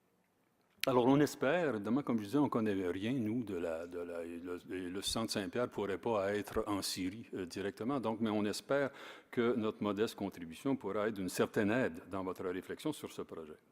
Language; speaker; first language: French; native; French